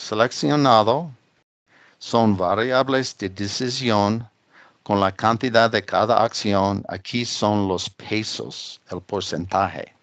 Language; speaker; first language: Spanish; non-native, fluent; English